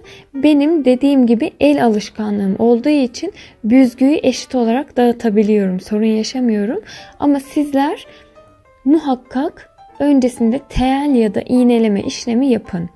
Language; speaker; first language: Turkish; native; Turkish